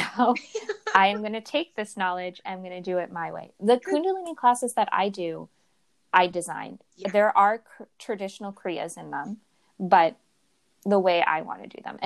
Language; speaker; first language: English; native; English